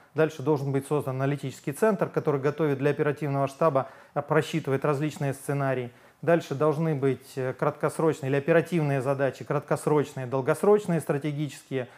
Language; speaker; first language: Russian; native; Russian